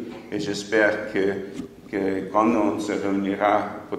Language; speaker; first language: French; non-native, fluent; English